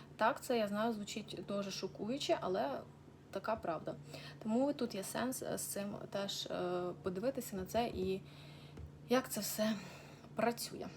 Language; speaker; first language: Ukrainian; non-native, local second language; Russian